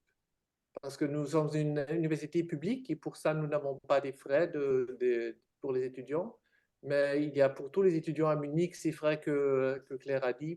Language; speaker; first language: French; non-native, fluent; German